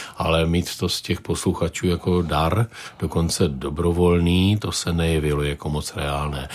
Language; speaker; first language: Czech; native; Czech